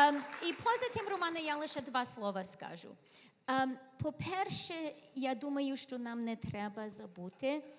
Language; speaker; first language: Ukrainian; early bilingual, heritage; Ukrainian